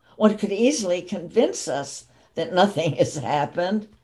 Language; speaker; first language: English; native; English